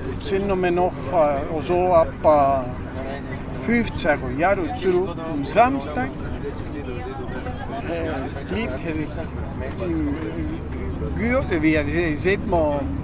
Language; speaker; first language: German; early bilingual, heritage; German